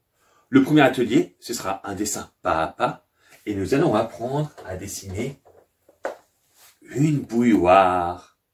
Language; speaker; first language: French; native; French